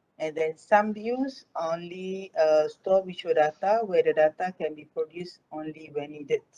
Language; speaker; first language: English; non-native, local second language; Malay